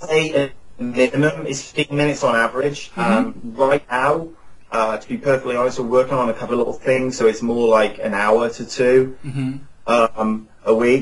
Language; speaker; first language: English; native; English